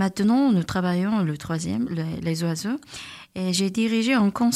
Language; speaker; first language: French; non-native, learner; Korean